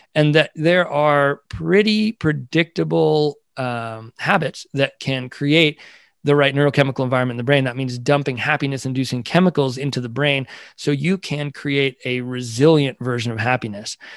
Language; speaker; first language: English; native; English